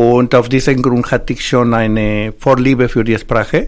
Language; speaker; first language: German; non-native, fluent; Spanish